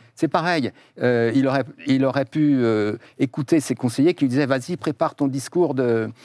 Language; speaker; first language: French; native; French